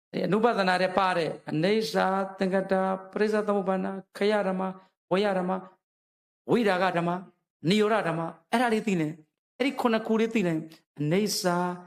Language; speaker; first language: Burmese; native; Burmese